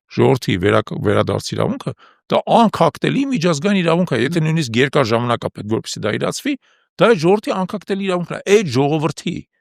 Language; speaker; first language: Armenian; native; Armenian